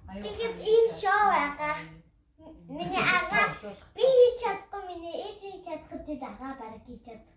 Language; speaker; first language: Mongolian; early bilingual, heritage; Mongolian